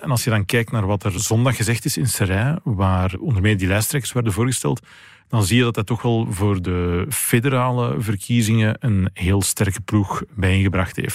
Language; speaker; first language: Dutch; native; Dutch